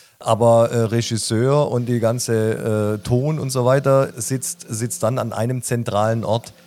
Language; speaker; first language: German; native; German